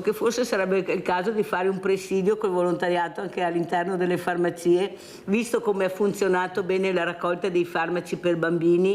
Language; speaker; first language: Italian; native; Italian